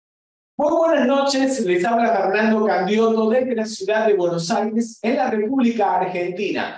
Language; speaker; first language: Spanish; native; Spanish